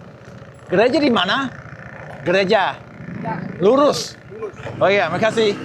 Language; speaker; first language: Indonesian; non-native, fluent; English